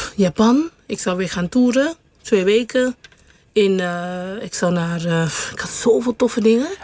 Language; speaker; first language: Dutch; non-native, local second language; English